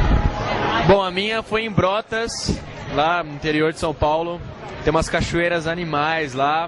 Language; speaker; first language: Portuguese; early bilingual, heritage; Spanish